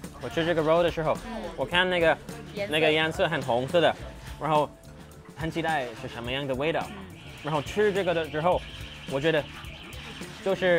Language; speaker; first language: Chinese; non-native, learner; English